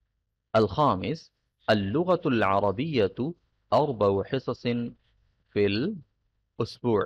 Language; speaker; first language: Arabic; non-native, fluent; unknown